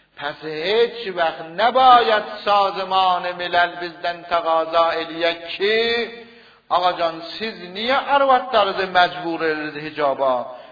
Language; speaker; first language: Persian; non-native, local second language; Azerbaijani